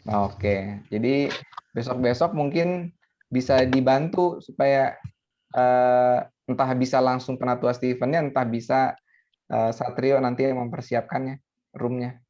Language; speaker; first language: Indonesian; native; Indonesian